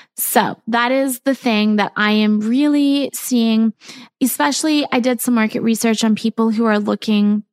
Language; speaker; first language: English; native; English